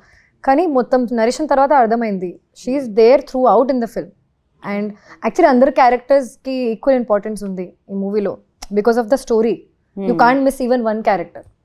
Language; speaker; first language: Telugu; non-native, local second language; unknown